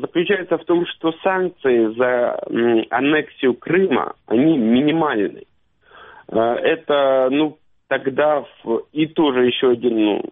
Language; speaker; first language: Russian; native; Russian